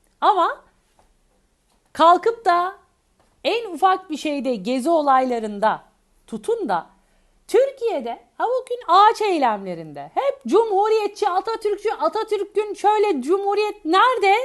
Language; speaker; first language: Turkish; native; Turkish